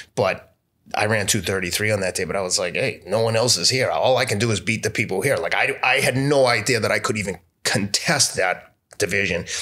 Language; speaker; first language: English; native; English